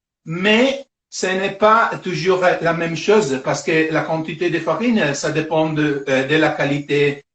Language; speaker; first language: French; non-native, fluent; Italian